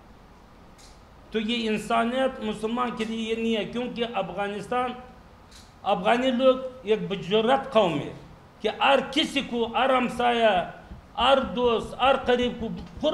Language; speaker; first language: Urdu; non-native, learner; Pashto